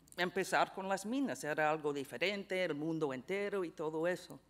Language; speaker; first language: Spanish; non-native, fluent; English